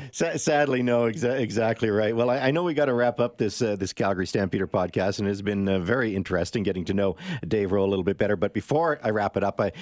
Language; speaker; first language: English; native; English